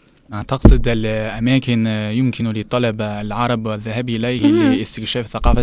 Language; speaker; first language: Arabic; non-native, learner; Chinese